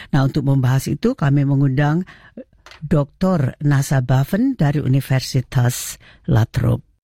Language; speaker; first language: Indonesian; native; Indonesian